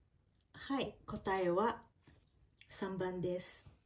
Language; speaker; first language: Japanese; non-native, fluent; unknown